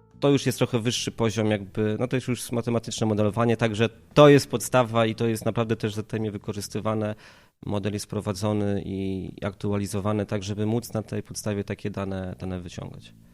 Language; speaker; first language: Polish; native; Polish